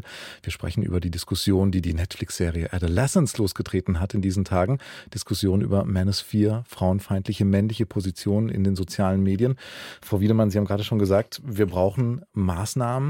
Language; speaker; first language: German; native; German